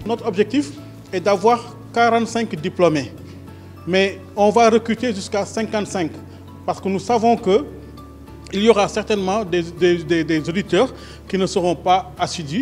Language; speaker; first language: French; non-native, local second language; Wolof